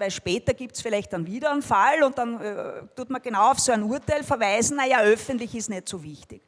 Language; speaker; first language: German; native; German